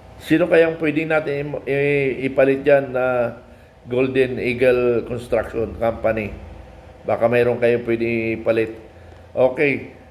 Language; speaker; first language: Filipino; native; Filipino